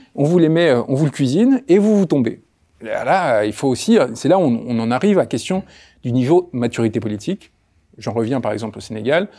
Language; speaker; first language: French; early bilingual, other home language; Spanish